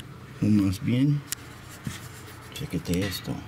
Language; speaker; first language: Spanish; early bilingual, heritage; Spanish